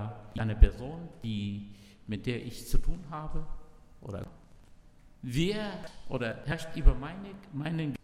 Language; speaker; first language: German; non-native, learner; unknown